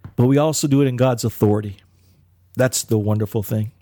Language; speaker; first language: English; early bilingual, other home language; Filipino